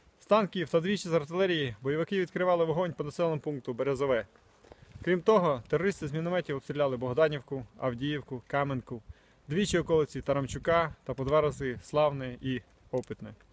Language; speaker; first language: Ukrainian; native; Ukrainian